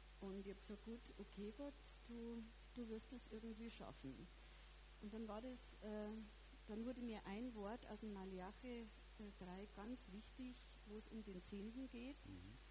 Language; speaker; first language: German; native; German